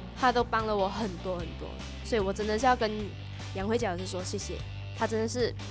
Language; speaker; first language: Chinese; native; Chinese